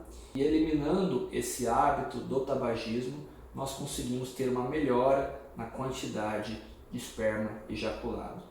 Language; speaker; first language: Portuguese; native; Portuguese